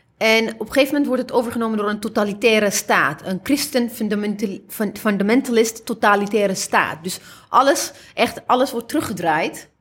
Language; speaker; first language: Dutch; early bilingual, other home language; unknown